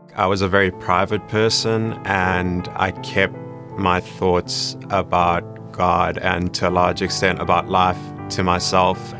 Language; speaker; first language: English; native; English